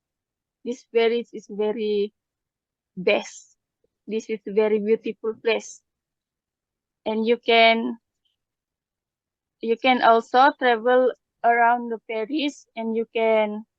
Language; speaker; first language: English; non-native, learner; Malay